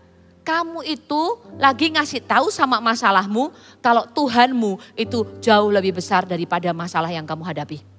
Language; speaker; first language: Indonesian; native; Indonesian